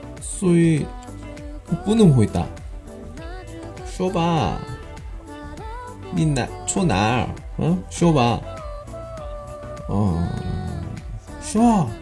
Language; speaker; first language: Chinese; non-native, learner; Korean